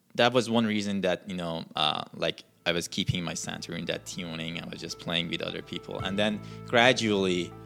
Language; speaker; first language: English; non-native, fluent; Persian